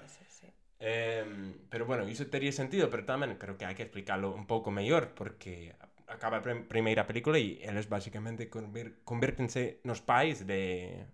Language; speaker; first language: Galician; non-native, local second language; Spanish